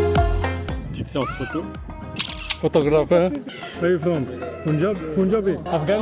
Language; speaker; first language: English; non-native, learner; French